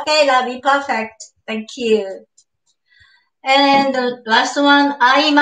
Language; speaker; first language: English; non-native, learner; Japanese